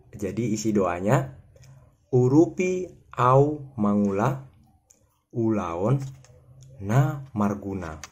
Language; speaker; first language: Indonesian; native; Indonesian